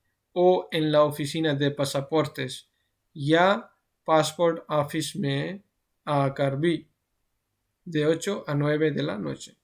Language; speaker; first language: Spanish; non-native, fluent; Urdu